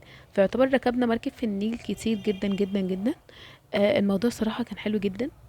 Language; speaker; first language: Arabic; native; Arabic